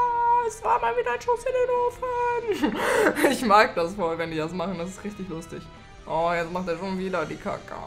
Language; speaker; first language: German; native; German